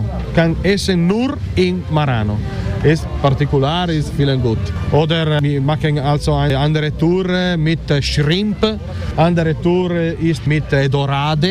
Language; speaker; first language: German; non-native, learner; Italian